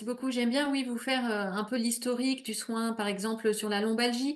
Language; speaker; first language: French; native; French